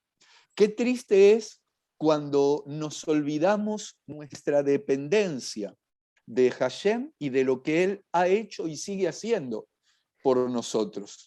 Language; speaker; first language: Spanish; native; Spanish